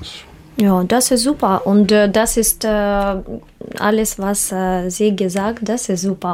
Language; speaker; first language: German; non-native, learner; Russian